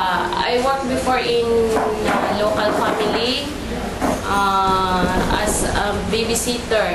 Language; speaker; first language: English; non-native, learner; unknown